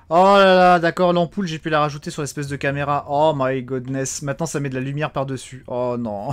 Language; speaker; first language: French; native; French